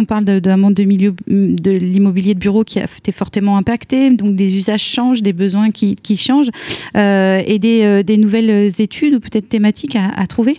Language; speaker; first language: French; native; French